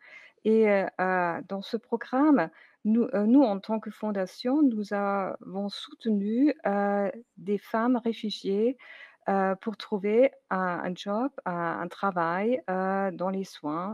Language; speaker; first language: French; non-native, fluent; German